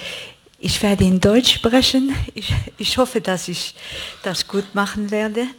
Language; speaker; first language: German; non-native, fluent; Greek